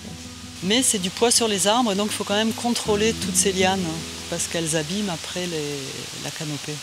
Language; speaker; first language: French; native; French